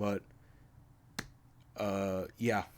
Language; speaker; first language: English; native; English